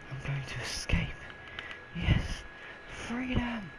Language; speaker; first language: English; native; English